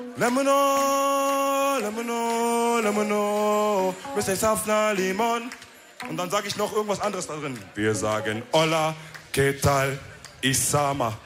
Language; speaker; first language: German; early bilingual, other home language; Wolof